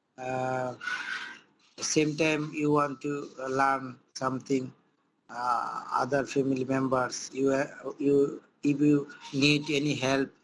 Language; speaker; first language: English; non-native, local second language; Bangla